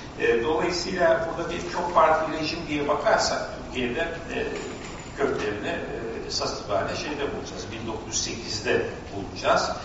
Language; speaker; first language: Turkish; native; Turkish